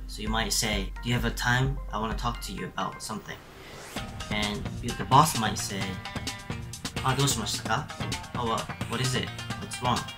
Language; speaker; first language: English; non-native, fluent; Japanese